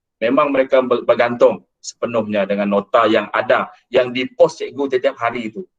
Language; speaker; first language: Malay; non-native, local second language; Iban